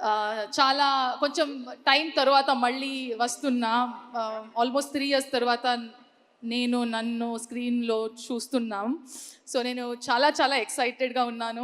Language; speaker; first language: Telugu; non-native, learner; Kannada